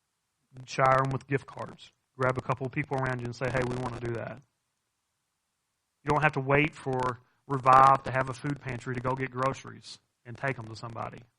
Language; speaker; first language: English; native; English